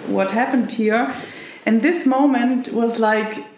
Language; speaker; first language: English; non-native, fluent; German